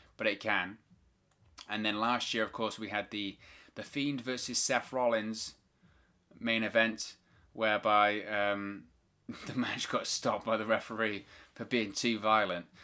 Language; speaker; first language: English; native; English